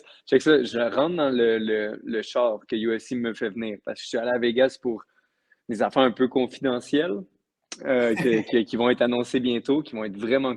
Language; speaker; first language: French; native; French